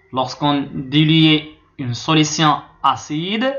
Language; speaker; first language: French; non-native, local second language; Arabic